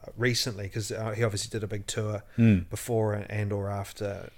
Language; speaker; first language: English; native; English